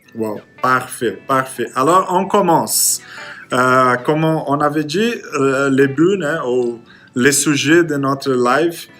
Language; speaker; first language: French; non-native, learner; Portuguese